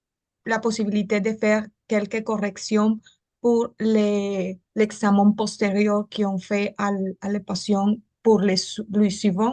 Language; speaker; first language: French; non-native, learner; Spanish